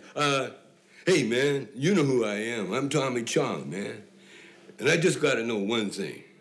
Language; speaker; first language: English; native; English